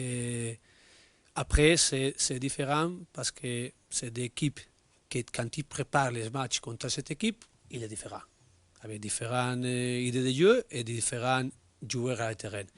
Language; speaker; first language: French; non-native, learner; Spanish